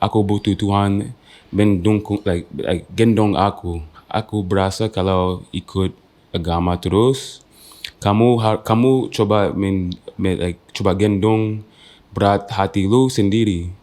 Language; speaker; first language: Indonesian; non-native, fluent; English